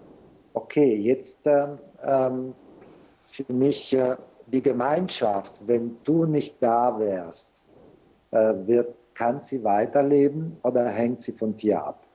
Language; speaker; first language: German; non-native, fluent; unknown